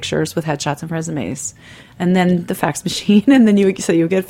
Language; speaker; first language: English; native; English